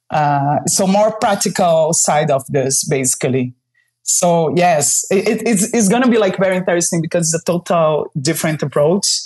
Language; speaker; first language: English; non-native, fluent; Portuguese